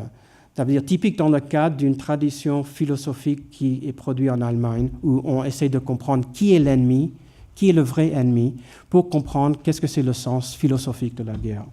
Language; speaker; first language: French; non-native, fluent; English